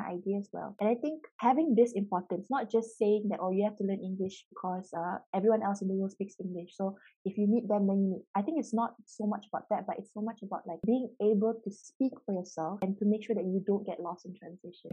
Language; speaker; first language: English; native; English